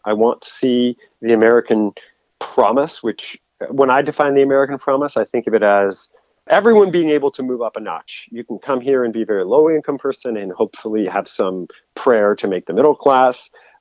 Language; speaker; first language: English; native; English